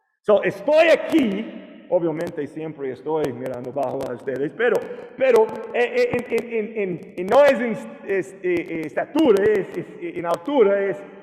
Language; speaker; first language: Spanish; non-native, learner; English